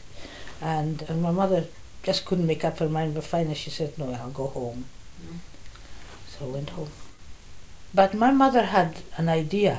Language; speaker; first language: English; non-native, fluent; Polish